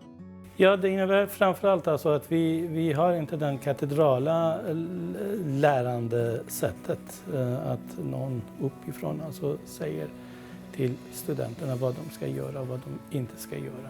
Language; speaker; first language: Swedish; non-native, fluent; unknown